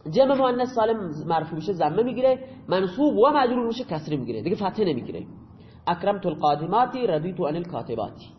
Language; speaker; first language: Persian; non-native, local second language; Baluchi